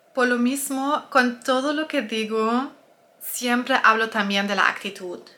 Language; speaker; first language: Spanish; non-native, fluent; German